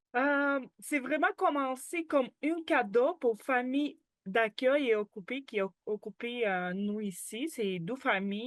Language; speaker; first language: French; non-native, learner; Ukrainian